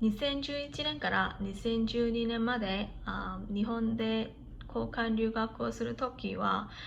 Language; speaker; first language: Japanese; non-native, fluent; Korean